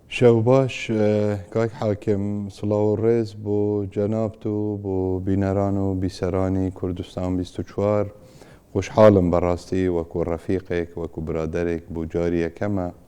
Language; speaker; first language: Central Kurdish; non-native, local second language; Kurdish